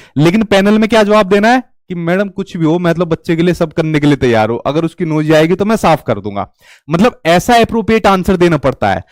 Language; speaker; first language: Hindi; native; Hindi